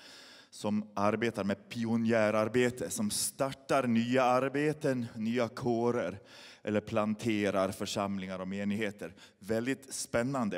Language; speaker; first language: Swedish; native; Swedish